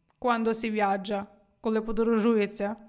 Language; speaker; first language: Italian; non-native, fluent; Ukrainian